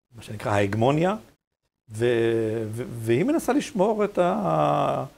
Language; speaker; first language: Hebrew; native; Hebrew